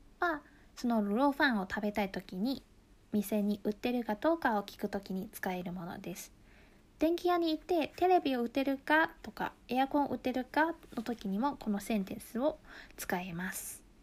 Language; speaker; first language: Japanese; non-native, local second language; Chinese